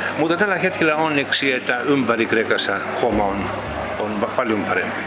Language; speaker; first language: Finnish; non-native, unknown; Greek